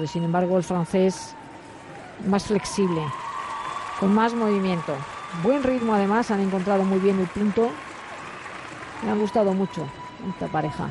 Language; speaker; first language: Spanish; native; Spanish